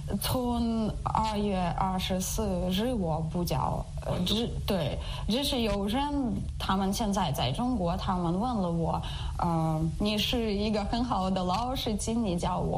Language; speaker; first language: Chinese; non-native, learner; Ukrainian